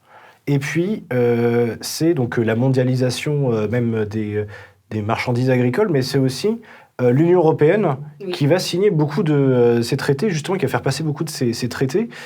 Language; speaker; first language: French; native; French